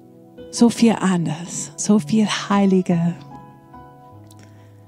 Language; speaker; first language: German; non-native, fluent; English